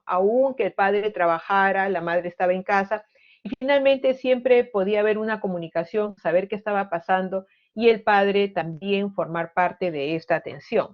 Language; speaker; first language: Spanish; native; Spanish